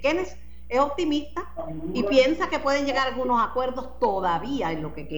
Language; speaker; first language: Spanish; native; Spanish